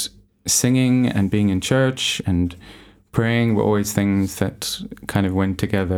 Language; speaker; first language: English; native; English